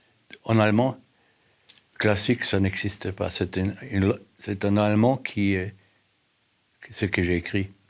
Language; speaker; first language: French; non-native, fluent; German